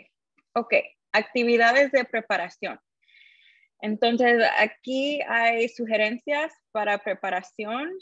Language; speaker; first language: Spanish; early bilingual, heritage; Spanish